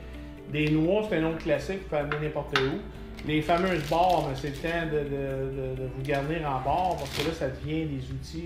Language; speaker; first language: French; native; French